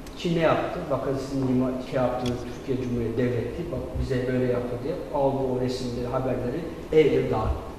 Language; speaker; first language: Turkish; native; Turkish